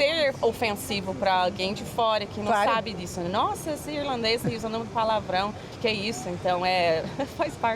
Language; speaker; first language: Portuguese; non-native, fluent; English